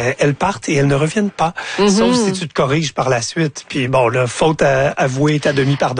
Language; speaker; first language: French; native; French